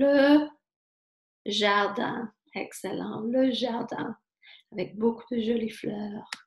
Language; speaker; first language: French; non-native, fluent; English